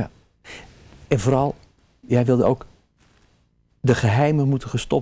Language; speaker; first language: Dutch; native; Dutch